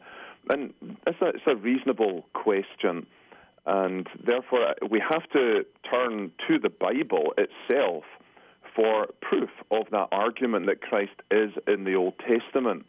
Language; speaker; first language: English; native; English